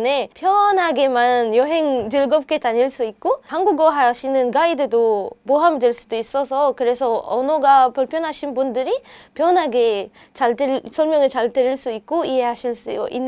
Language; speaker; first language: Korean; non-native, fluent; Arabic